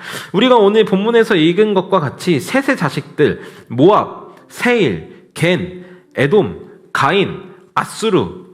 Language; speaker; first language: Korean; native; Korean